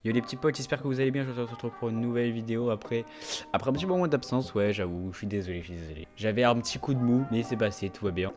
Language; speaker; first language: French; native; French